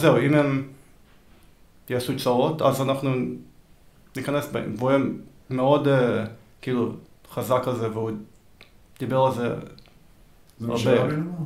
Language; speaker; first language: Hebrew; early bilingual, heritage; Hebrew